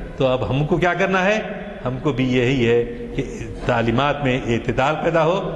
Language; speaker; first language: Urdu; native; Urdu